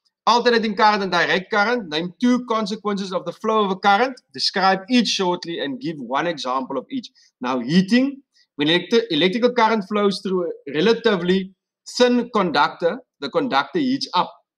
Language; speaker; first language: English; non-native, local second language; Afrikaans